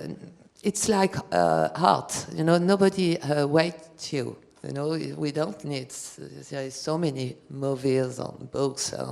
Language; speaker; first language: English; non-native, learner; French